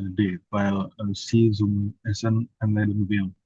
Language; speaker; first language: German; non-native, learner; Indonesian